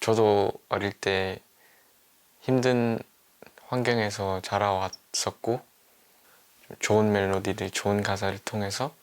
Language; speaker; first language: Korean; early bilingual, other home language; Vietnamese